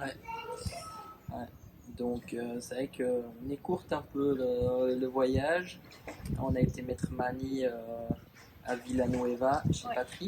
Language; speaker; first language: French; native; French